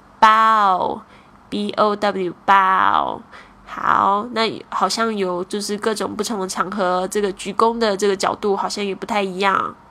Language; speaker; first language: Chinese; native; Chinese